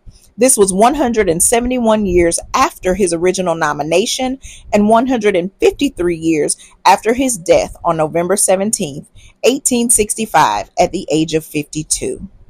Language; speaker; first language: English; native; English